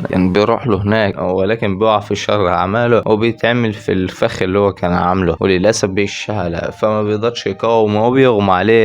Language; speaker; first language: Arabic; native; Arabic